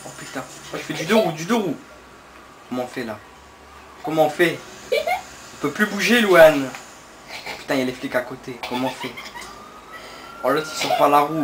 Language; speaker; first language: French; native; French